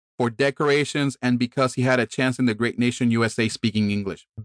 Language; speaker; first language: English; early bilingual, other home language; Spanish